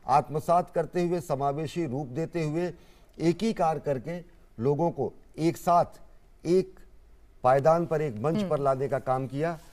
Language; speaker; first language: Hindi; native; Hindi